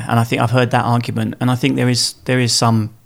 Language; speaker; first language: English; native; English